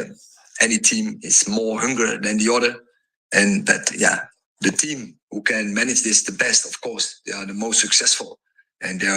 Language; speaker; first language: English; non-native, fluent; Dutch